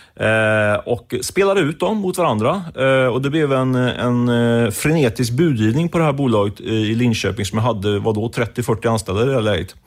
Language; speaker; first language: Swedish; native; Swedish